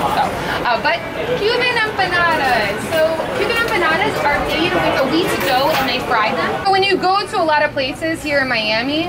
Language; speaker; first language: English; native; English